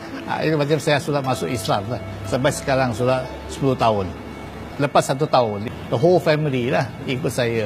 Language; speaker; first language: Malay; non-native, local second language; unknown